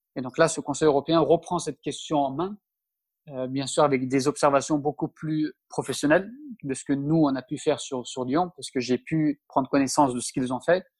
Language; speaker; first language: French; early bilingual, other home language; Turkish